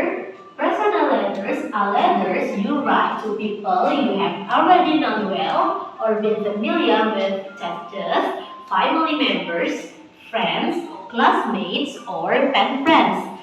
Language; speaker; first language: English; non-native, learner; Indonesian